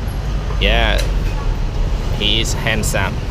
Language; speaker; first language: English; non-native, learner; Khmer